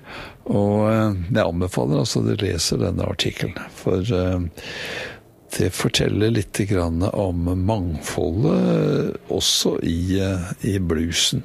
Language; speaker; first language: Norwegian; native; Norwegian